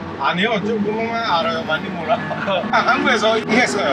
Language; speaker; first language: Korean; non-native, learner; Burmese